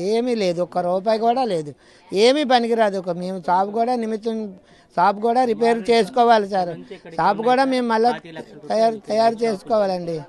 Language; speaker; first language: Telugu; native; Telugu